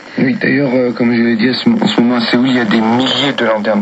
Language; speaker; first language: French; native; French